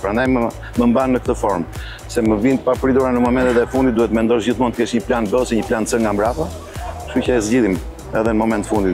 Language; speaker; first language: Albanian; native; Albanian